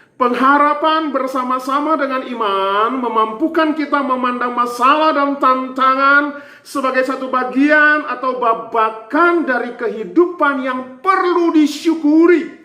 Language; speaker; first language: Indonesian; native; Indonesian